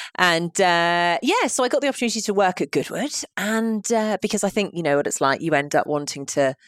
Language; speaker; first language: English; native; English